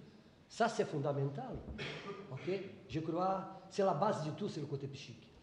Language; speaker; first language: French; non-native, fluent; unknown